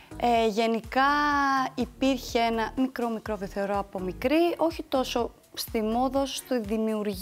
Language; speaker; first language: Greek; native; Greek